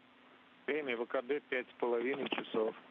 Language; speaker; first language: Russian; native; Russian